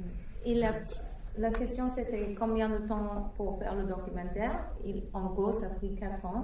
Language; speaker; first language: French; non-native, fluent; English